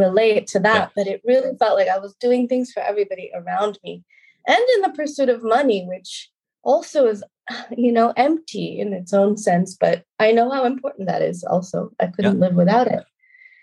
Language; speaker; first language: English; native; English